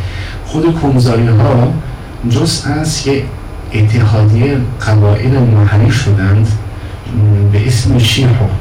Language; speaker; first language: Persian; non-native, fluent; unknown